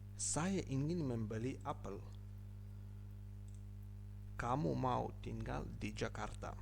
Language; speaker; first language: Indonesian; non-native, learner; Ukrainian